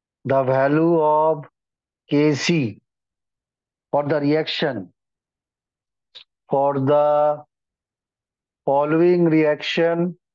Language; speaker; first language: English; non-native, local second language; Hindi